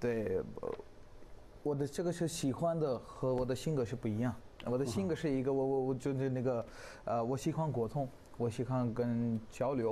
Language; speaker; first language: Chinese; non-native, learner; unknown